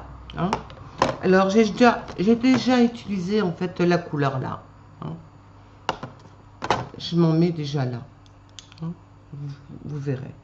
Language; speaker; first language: French; native; French